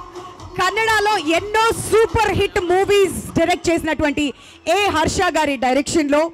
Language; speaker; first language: Telugu; native; Telugu